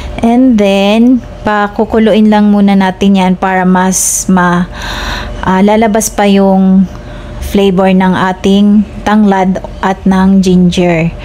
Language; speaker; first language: Filipino; non-native, local second language; Cebuano